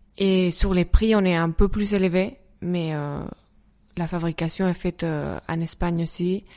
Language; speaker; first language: French; non-native, fluent; Spanish